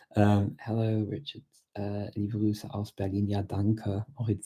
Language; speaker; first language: German; non-native, fluent; English